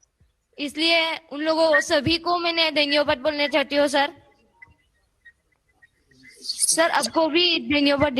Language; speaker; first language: Hindi; non-native, local second language; Assamese